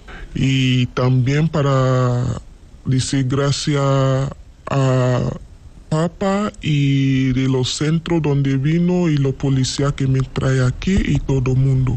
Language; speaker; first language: Spanish; non-native, learner; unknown